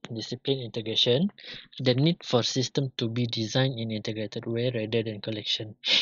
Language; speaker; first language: English; non-native, local second language; Malay